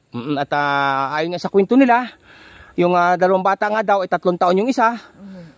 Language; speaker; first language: Filipino; native; Filipino